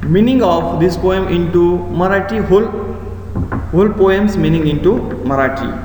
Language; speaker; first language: English; non-native, local second language; Marathi